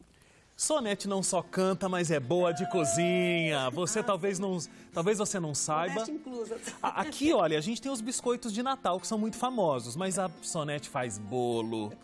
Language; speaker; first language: Portuguese; native; Portuguese